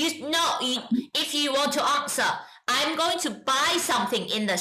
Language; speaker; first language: English; non-native, fluent; Chinese